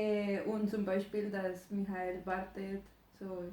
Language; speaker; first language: German; non-native, learner; Spanish